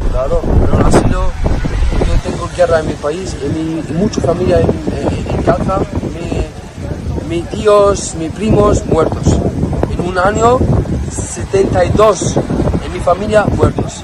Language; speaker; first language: Spanish; non-native, learner; Arabic